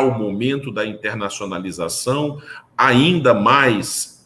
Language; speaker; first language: Portuguese; native; Portuguese